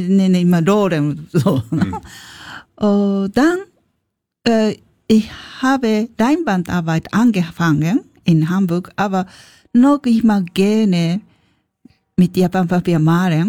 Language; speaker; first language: German; non-native, learner; Japanese